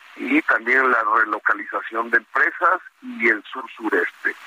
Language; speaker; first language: Spanish; native; Spanish